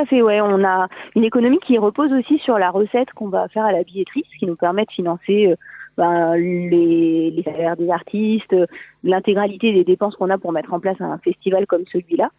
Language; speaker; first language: French; native; French